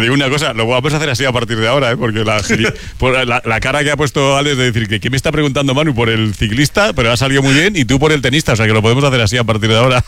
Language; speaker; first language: Spanish; native; Spanish